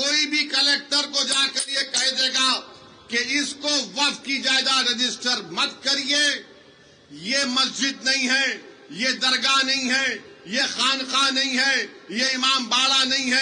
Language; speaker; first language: Urdu; native; Urdu